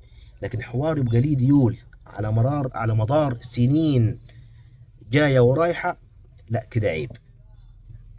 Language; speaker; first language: Arabic; native; Arabic